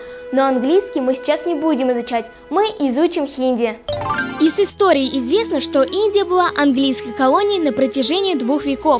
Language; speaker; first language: Russian; native; Russian